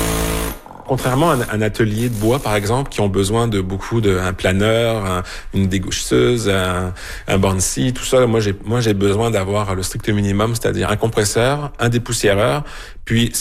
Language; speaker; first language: French; native; French